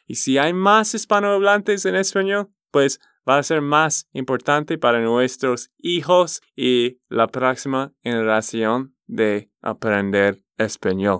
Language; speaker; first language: Spanish; non-native, learner; English